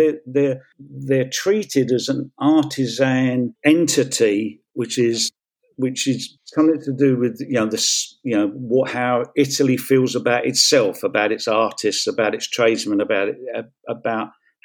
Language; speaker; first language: English; native; English